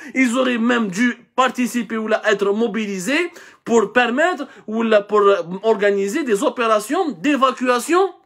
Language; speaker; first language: French; non-native, local second language; Arabic